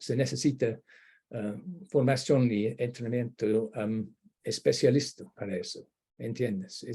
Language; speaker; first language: Spanish; non-native, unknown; English